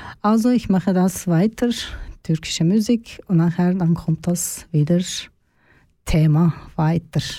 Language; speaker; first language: German; non-native, learner; Turkish